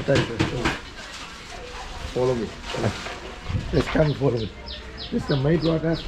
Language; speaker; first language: English; non-native, learner; Burmese